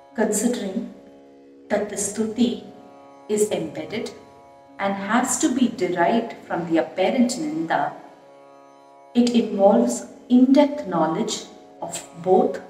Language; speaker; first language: English; non-native, local second language; Tamil